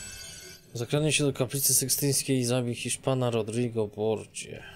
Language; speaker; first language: Polish; native; Polish